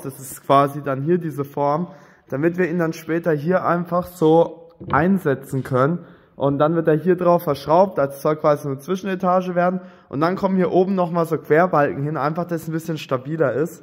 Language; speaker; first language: German; native; German